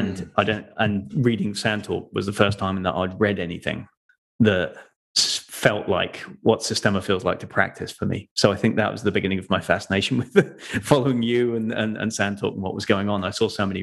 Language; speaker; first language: English; native; English